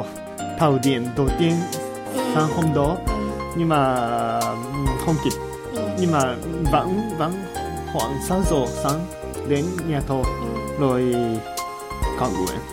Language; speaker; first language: Vietnamese; non-native, learner; Japanese